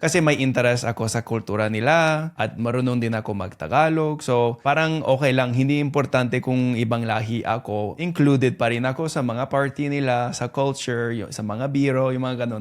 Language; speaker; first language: Filipino; non-native, fluent; English